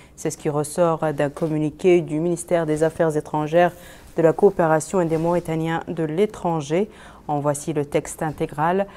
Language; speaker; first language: French; non-native, local second language; Arabic